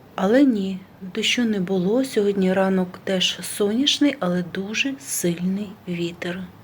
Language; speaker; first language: Ukrainian; native; Ukrainian